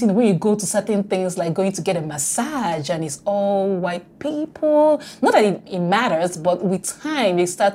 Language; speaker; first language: English; non-native, local second language; Igbo